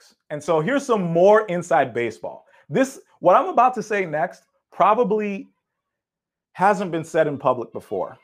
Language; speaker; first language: English; native; English